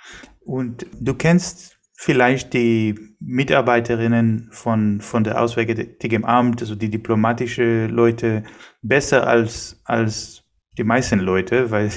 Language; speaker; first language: German; non-native, fluent; Hebrew